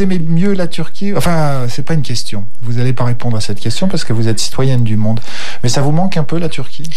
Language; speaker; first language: French; native; French